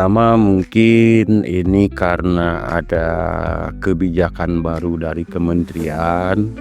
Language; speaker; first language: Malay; non-native, local second language; Sundanese